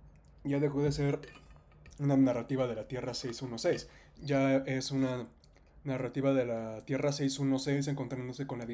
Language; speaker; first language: Spanish; native; Spanish